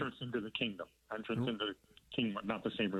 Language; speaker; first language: English; native; English